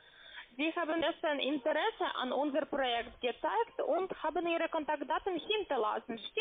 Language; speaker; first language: German; non-native, learner; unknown